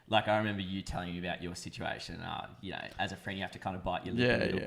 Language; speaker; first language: English; native; English